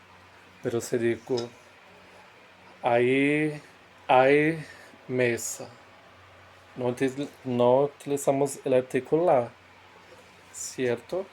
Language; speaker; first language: Spanish; non-native, fluent; Portuguese